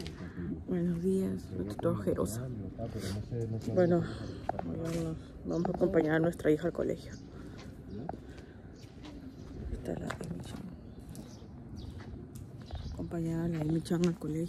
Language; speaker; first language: Spanish; native; Spanish